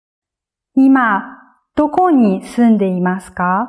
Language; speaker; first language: Japanese; non-native, fluent; Chinese